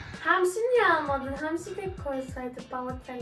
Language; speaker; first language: Turkish; early bilingual, heritage; Turkish